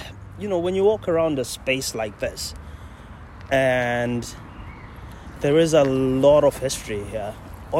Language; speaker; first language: English; non-native, local second language; Shona